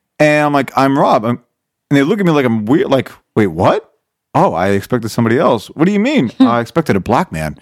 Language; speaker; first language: English; native; English